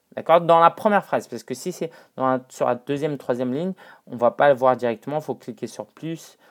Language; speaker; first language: French; non-native, fluent; Chinese